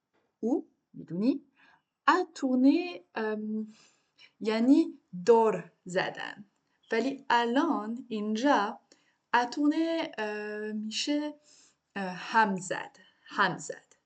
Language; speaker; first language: Persian; non-native, learner; French